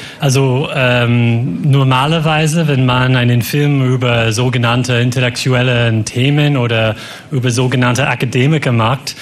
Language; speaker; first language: German; non-native, fluent; English